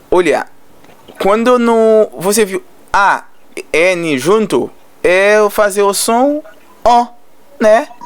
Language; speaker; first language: Portuguese; non-native, learner; Haitian Creole